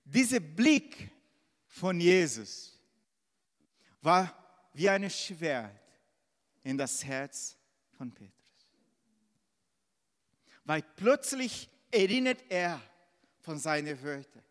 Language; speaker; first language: German; non-native, fluent; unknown